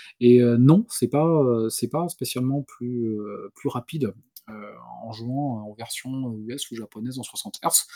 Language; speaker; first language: French; native; French